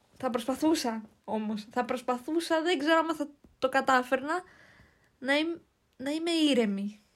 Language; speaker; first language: Greek; native; Greek